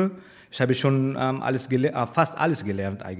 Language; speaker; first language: German; non-native, learner; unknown